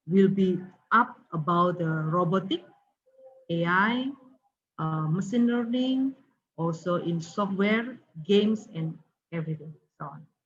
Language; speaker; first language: English; non-native, learner; Indonesian